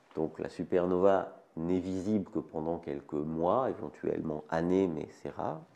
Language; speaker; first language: French; native; French